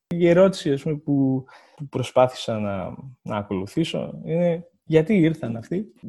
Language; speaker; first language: Greek; native; Greek